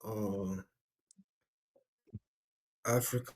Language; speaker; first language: Arabic; non-native, learner; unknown